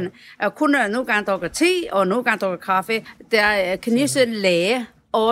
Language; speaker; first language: Danish; non-native, learner; Chinese